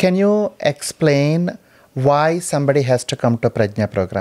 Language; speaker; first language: English; non-native, local second language; Telugu